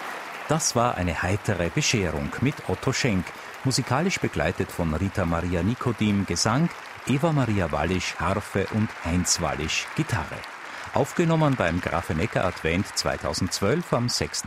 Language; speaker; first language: German; native; German